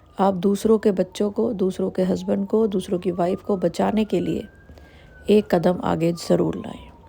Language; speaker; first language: Hindi; native; Hindi